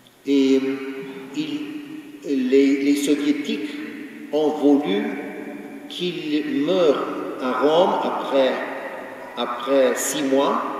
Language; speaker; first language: French; non-native, fluent; Ukrainian